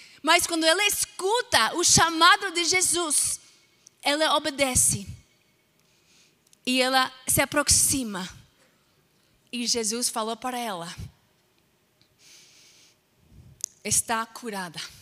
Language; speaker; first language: Portuguese; non-native, fluent; English